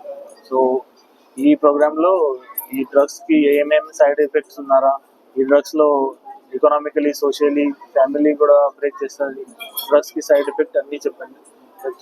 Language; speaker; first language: Telugu; non-native, local second language; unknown